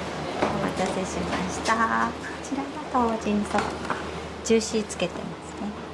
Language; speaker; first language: Japanese; native; Japanese